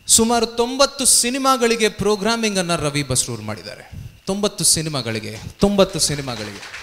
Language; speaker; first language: Kannada; native; Kannada